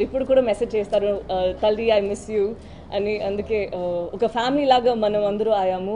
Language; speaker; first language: Telugu; non-native, fluent; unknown